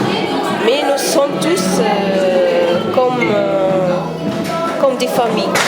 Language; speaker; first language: French; non-native, learner; Arabic